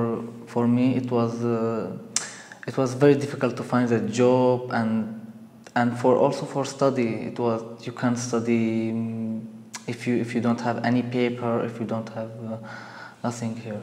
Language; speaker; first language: English; non-native, learner; Arabic